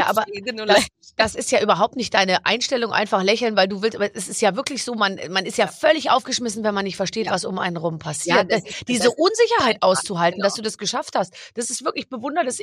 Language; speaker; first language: German; native; German